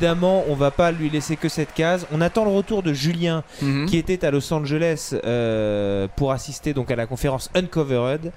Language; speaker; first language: French; native; French